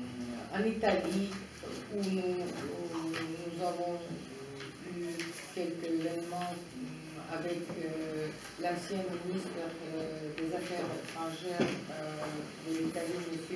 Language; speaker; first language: French; non-native, fluent; Russian